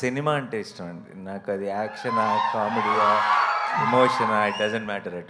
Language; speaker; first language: Telugu; native; Telugu